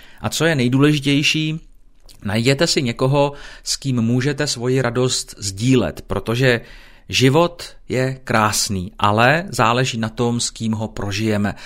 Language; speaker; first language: Czech; native; Czech